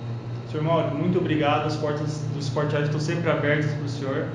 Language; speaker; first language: Portuguese; native; Portuguese